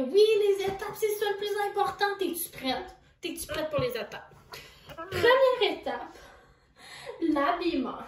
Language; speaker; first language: French; native; French